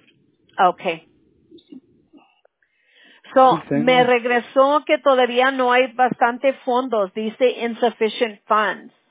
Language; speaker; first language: Spanish; non-native, local second language; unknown